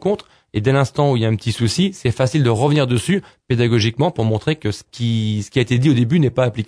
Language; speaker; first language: French; native; French